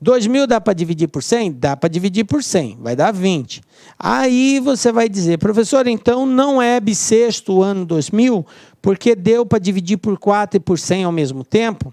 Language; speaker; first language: Portuguese; native; Portuguese